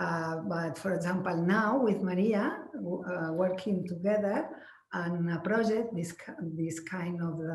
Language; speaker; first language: English; non-native, learner; Spanish